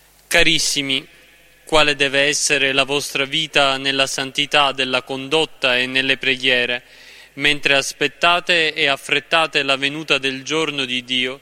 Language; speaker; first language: Italian; native; Italian